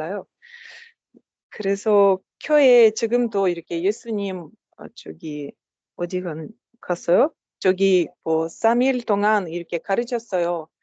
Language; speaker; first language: Korean; non-native, learner; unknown